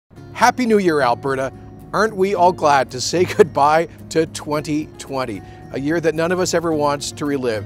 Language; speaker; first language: English; native; English